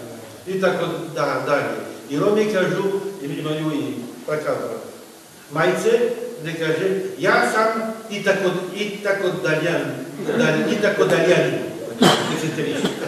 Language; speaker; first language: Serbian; non-native, fluent; French